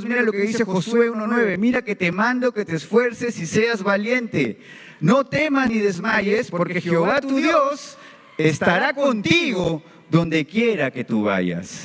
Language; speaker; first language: Spanish; native; Spanish